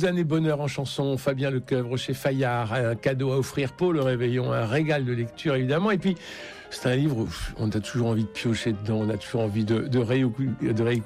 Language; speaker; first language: French; native; French